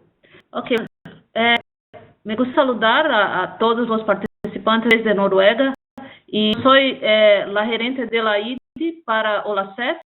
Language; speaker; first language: Spanish; non-native, fluent; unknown